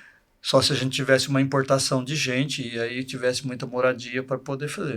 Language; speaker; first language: Portuguese; native; Portuguese